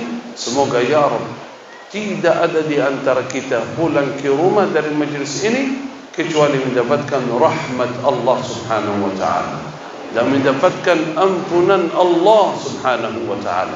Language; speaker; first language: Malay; non-native, fluent; Arabic